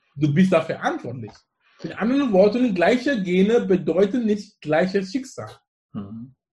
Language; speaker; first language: German; non-native, fluent; English